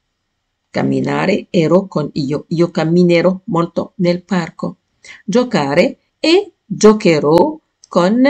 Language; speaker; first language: Italian; non-native, fluent; Arabic